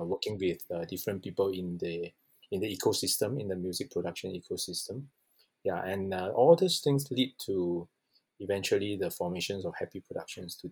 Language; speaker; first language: English; non-native, local second language; Chinese